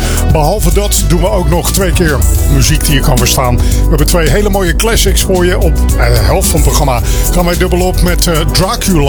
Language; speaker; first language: Dutch; native; Dutch